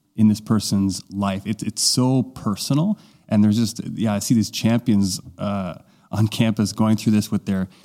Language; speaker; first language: English; native; English